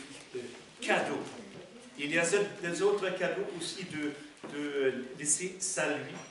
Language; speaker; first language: French; non-native, fluent; Swedish